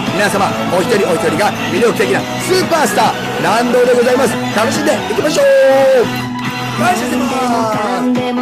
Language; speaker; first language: Japanese; native; Japanese